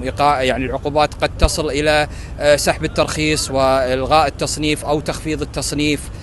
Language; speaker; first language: Arabic; native; Arabic